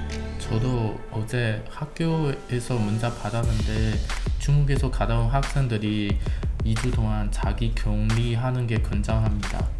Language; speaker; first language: Korean; non-native, learner; Chinese